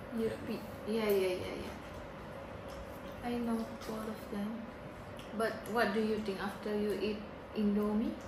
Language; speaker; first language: English; non-native, learner; Indonesian